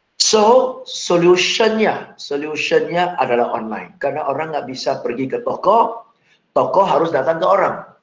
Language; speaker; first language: Indonesian; non-native, fluent; English